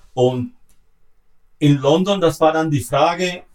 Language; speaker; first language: German; non-native, learner; Spanish